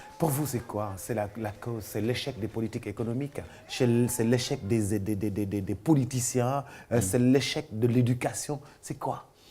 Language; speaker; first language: French; non-native, local second language; Wolof